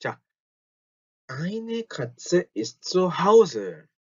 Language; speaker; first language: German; non-native, fluent; Korean